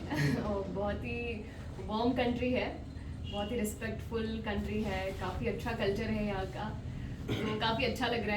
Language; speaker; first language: Hindi; native; Hindi